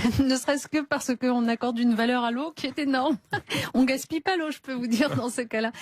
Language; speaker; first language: French; early bilingual, other home language; Riffian